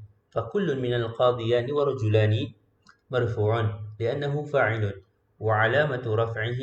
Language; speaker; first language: Arabic; non-native, fluent; Malay